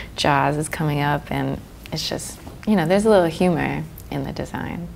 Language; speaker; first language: English; native; English